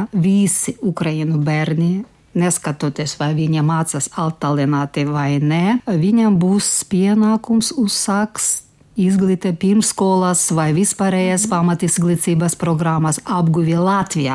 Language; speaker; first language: Latvian; non-native, learner; Ukrainian